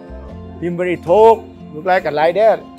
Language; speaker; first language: English; non-native, learner; Thai